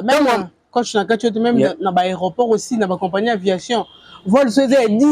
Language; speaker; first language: French; non-native, local second language; Lingala